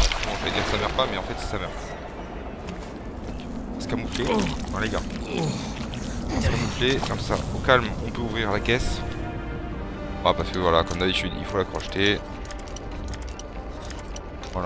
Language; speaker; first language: French; native; French